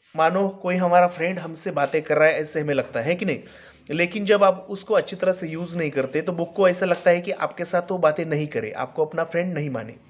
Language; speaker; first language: Hindi; non-native, local second language; Marathi